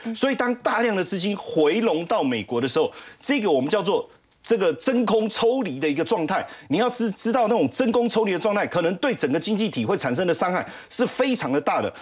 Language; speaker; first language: Chinese; native; Chinese